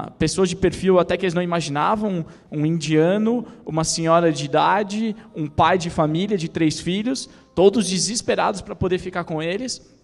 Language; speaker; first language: Portuguese; native; Portuguese